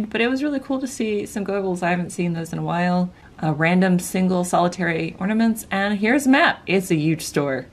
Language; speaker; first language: English; native; English